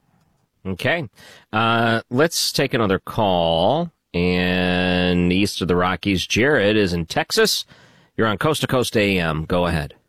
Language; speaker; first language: English; native; English